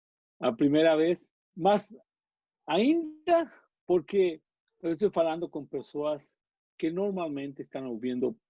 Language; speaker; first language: Portuguese; non-native, learner; Spanish